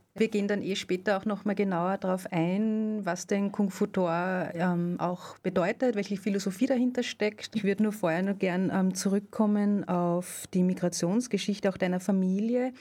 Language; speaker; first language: German; native; German